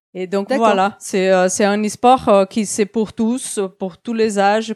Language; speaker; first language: French; non-native, fluent; Portuguese